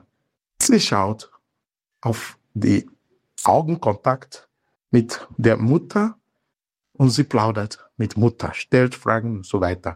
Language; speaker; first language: German; non-native, fluent; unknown